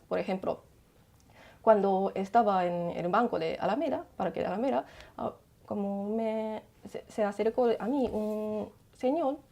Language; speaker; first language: Spanish; non-native, learner; Japanese